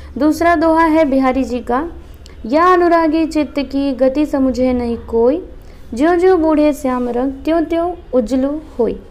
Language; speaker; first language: Hindi; non-native, local second language; Marathi